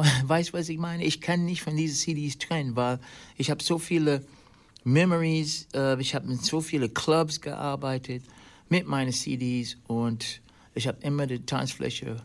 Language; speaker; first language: German; non-native, learner; English